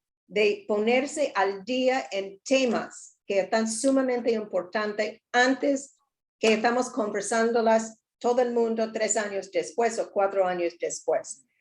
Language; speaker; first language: Spanish; non-native, learner; English